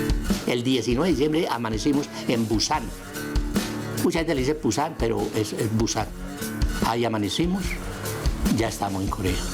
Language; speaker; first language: Spanish; native; Spanish